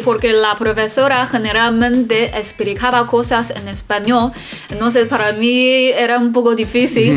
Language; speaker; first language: Spanish; non-native, fluent; Chinese